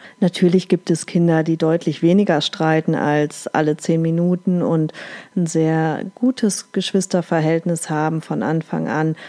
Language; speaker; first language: German; native; German